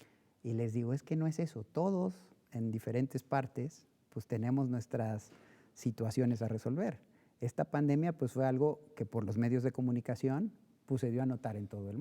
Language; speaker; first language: Spanish; native; Spanish